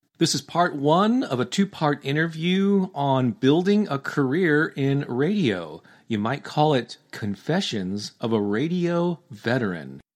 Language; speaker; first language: English; native; English